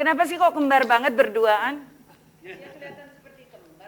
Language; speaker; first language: Indonesian; native; Indonesian